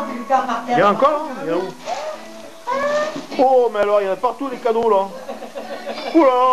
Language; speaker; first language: French; native; French